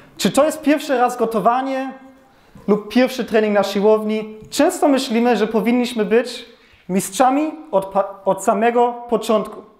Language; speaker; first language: Polish; non-native, fluent; German